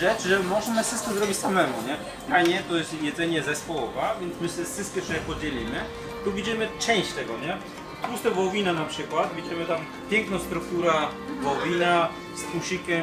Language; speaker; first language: Polish; non-native, fluent; Chinese